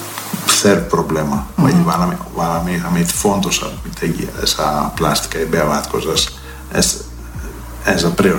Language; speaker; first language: Hungarian; non-native, fluent; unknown